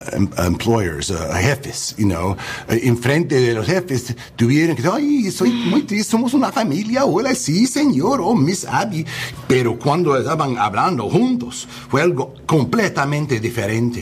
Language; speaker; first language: Spanish; early bilingual, heritage; English